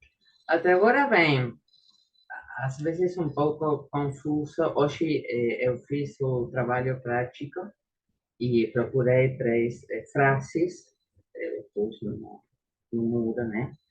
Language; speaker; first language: Portuguese; non-native, learner; Spanish